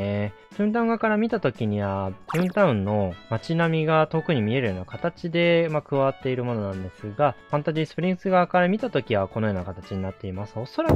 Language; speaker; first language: Japanese; native; Japanese